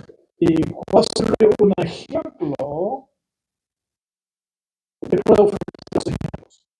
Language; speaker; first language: Spanish; non-native, fluent; English